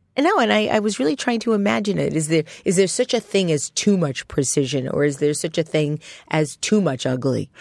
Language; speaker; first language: English; native; English